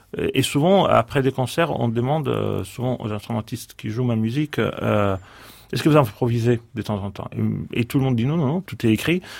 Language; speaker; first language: French; non-native, fluent; Greek